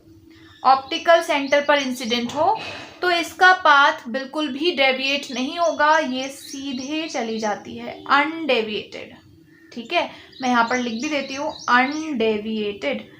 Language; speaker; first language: Hindi; native; Hindi